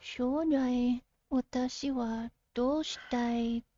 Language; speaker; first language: Japanese; non-native, learner; English